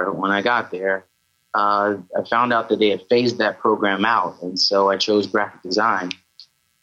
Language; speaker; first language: English; native; English